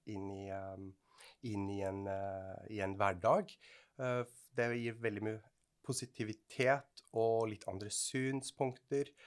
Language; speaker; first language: Norwegian; non-native, fluent; Swiss German